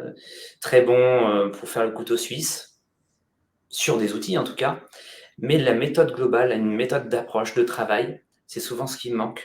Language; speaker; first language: French; native; French